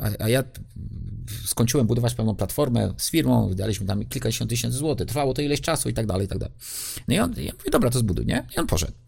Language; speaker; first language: Polish; native; Polish